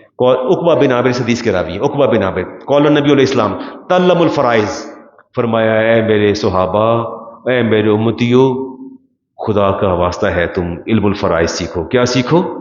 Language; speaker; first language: Urdu; non-native, local second language; Punjabi